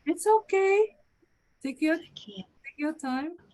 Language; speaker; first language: English; non-native, fluent; Indonesian